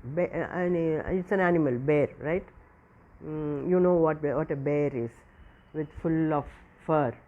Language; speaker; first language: English; non-native, local second language; Tamil